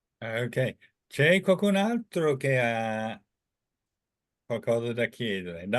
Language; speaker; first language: Italian; non-native, fluent; English